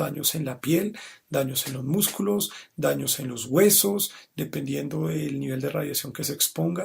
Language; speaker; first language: Spanish; native; Spanish